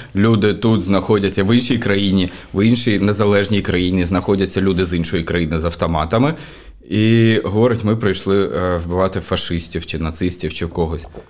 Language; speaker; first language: Ukrainian; non-native, local second language; Russian